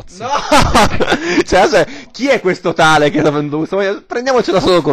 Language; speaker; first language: Italian; native; Italian